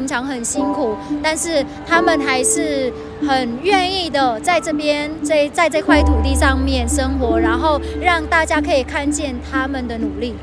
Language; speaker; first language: Chinese; non-native, fluent; Vietnamese